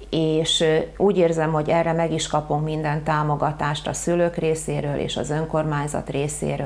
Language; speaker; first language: Hungarian; native; Hungarian